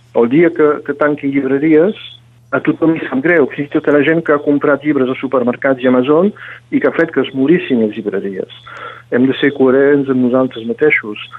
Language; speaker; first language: Catalan; native; Catalan